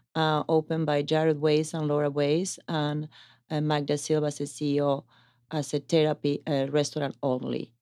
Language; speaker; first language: English; non-native, fluent; Italian